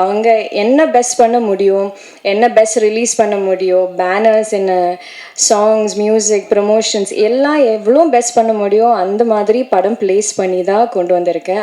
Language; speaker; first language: Tamil; non-native, learner; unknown